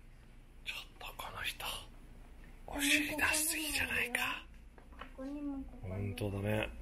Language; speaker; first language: Japanese; native; Japanese